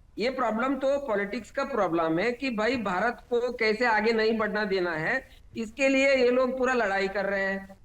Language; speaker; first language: Hindi; non-native, local second language; Kannada